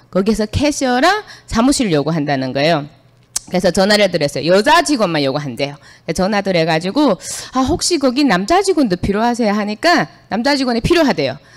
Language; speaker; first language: Korean; native; Korean